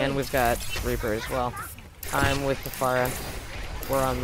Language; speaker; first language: English; native; English